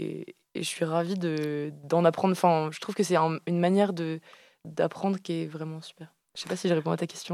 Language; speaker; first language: French; native; French